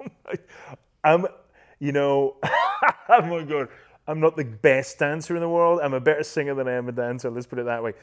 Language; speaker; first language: English; native; English